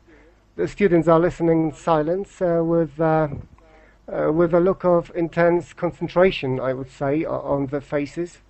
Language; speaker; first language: English; non-native, fluent; Polish